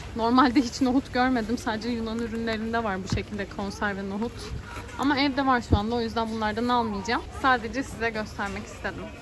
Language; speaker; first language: Turkish; native; Turkish